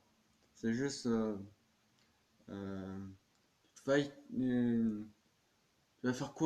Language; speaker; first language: French; native; French